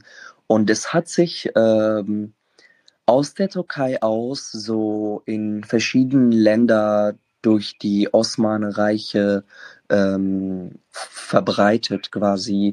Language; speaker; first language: German; non-native, fluent; Arabic